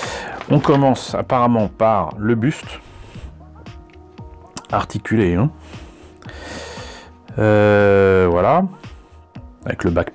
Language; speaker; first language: French; native; French